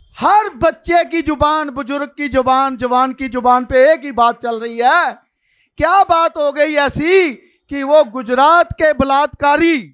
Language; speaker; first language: Hindi; non-native, local second language; Punjabi